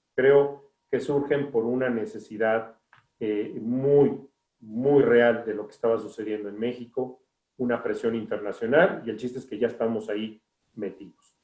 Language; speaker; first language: Spanish; native; Spanish